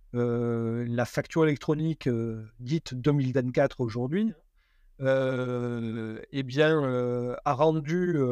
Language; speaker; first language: French; native; French